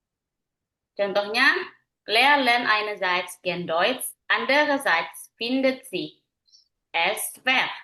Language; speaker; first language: German; non-native, fluent; Indonesian